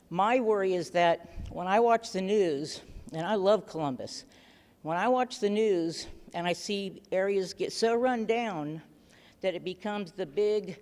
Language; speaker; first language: English; native; English